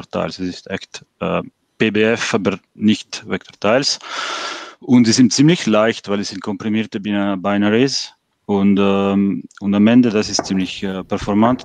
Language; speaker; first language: German; non-native, fluent; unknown